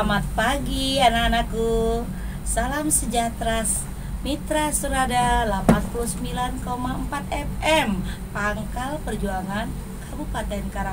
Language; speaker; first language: Indonesian; native; Indonesian